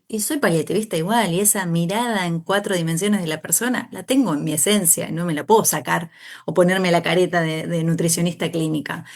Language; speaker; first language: Spanish; native; Spanish